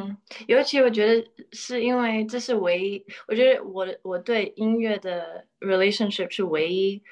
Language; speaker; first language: Chinese; early bilingual, other home language; English